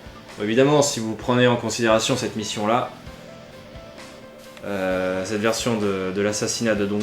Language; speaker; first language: French; native; French